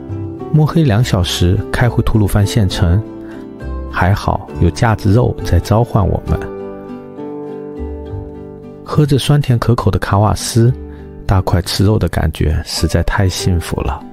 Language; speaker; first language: Chinese; native; Chinese